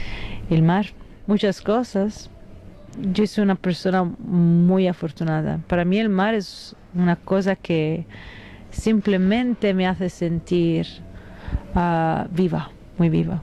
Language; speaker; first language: Spanish; non-native, fluent; Italian